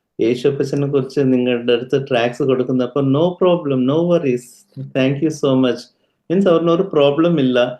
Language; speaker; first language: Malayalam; early bilingual, heritage; Malayalam